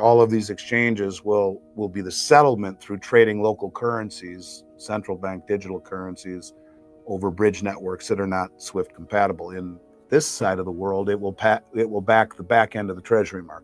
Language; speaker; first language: English; native; English